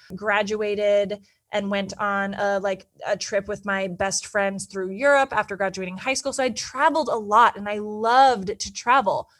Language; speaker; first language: English; native; English